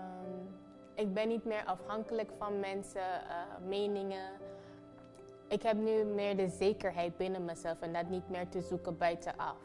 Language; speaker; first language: Dutch; non-native, fluent; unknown